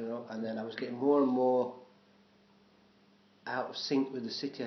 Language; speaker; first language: English; native; English